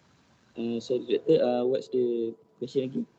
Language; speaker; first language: English; non-native, learner; Malay